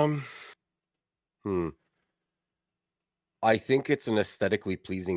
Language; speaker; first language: English; native; English